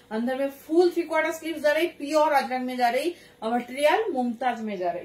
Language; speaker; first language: Hindi; non-native, local second language; Bangla